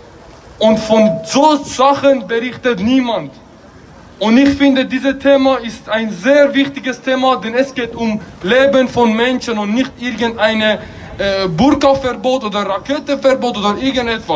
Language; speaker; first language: German; non-native, fluent; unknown